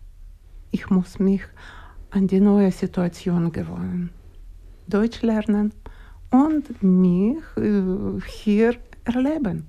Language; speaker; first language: German; non-native, learner; Ukrainian